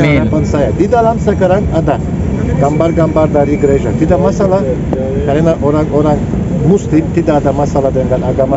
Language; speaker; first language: Indonesian; non-native, learner; Turkish